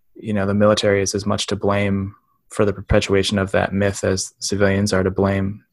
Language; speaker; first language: English; native; English